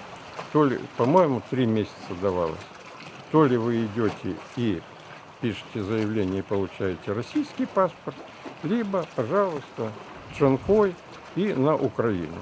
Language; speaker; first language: Russian; native; Russian